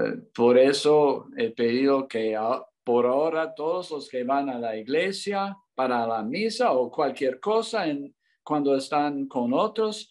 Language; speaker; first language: Spanish; non-native, learner; English